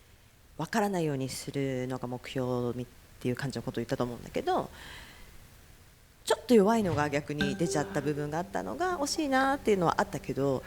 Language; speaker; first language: Japanese; native; Japanese